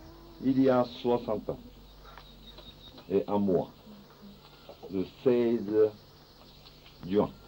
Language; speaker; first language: French; non-native, fluent; Japanese